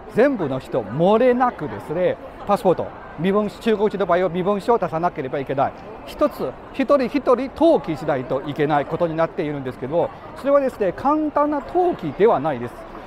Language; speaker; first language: Japanese; non-native, fluent; Chinese